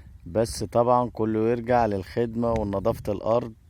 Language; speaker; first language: Arabic; native; Arabic